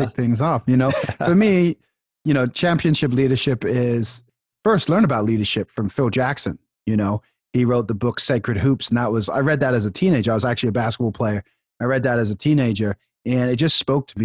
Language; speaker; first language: English; native; English